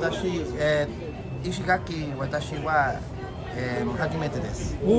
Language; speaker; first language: Japanese; non-native, learner; English